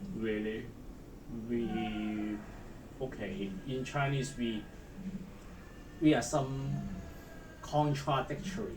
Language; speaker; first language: English; non-native, learner; Chinese